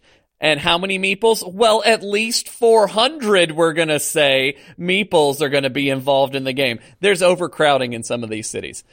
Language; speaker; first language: English; native; English